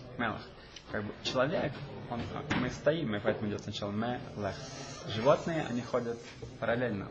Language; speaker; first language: Russian; early bilingual, heritage; Russian